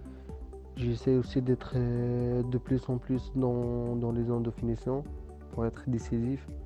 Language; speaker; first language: French; non-native, local second language; Arabic